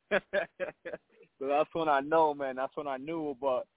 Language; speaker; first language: English; early bilingual, other home language; Spanish